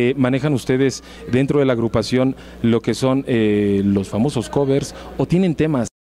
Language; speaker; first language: Spanish; native; Spanish